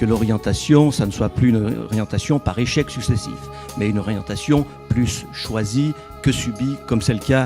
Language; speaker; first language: French; native; French